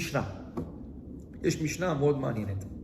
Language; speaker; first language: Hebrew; non-native, fluent; French